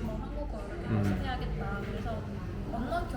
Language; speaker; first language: Korean; non-native, fluent; Vietnamese